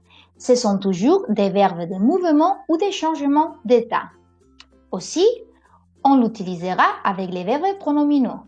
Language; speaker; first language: French; non-native, fluent; Spanish